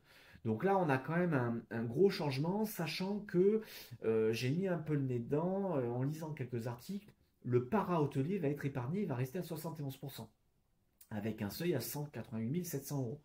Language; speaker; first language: French; native; French